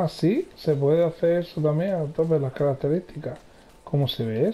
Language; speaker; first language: Spanish; native; Spanish